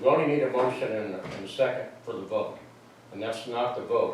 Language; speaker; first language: English; native; English